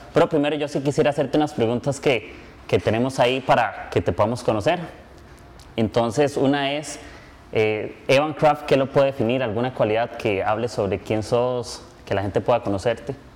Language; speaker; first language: Spanish; native; Spanish